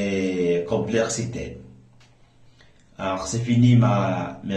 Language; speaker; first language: French; non-native, learner; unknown